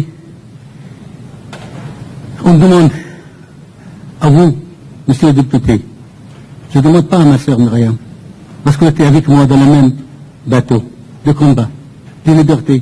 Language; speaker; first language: French; non-native, fluent; Persian